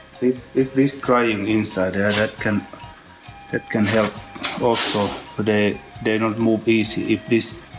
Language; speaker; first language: English; non-native, learner; Finnish